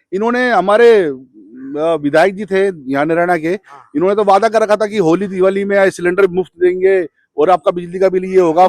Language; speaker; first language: Hindi; native; Hindi